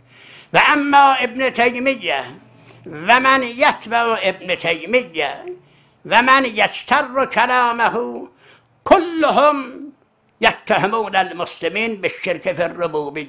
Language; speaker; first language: Arabic; non-native, fluent; Azerbaijani